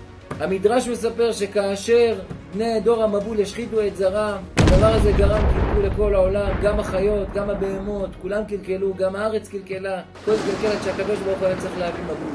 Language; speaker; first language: Hebrew; native; Hebrew